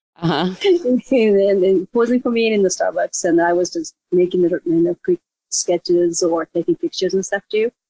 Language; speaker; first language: English; non-native, fluent; Japanese